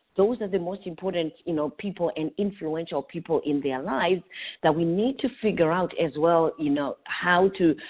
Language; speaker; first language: English; non-native, local second language; North Ndebele